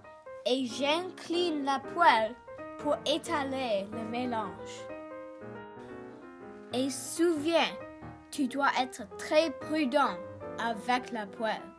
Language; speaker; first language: French; non-native, learner; English